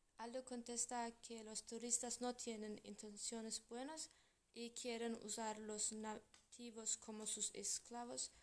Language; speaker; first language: Spanish; non-native, learner; English